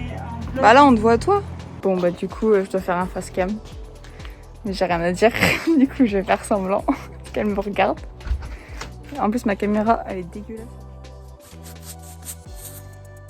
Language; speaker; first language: French; native; French